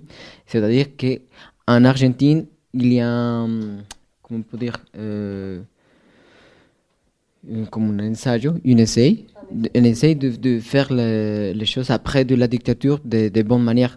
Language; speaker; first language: French; non-native, fluent; Spanish